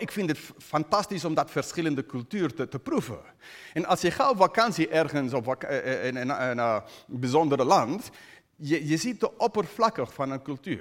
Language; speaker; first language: Dutch; non-native, fluent; English